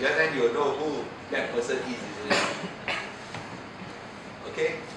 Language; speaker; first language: English; non-native, local second language; Min Nan Chinese